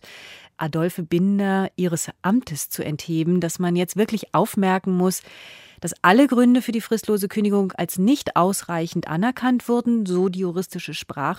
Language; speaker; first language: German; native; German